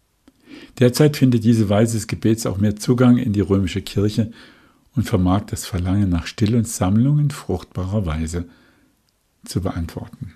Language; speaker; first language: German; native; German